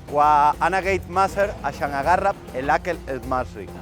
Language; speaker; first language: Arabic; non-native, learner; Spanish